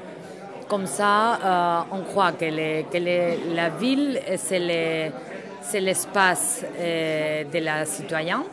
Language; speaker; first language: French; non-native, learner; Spanish